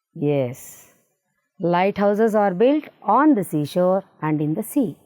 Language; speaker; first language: English; non-native, local second language; Kannada